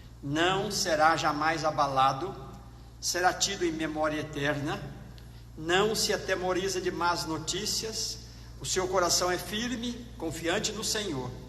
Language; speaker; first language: Portuguese; native; Portuguese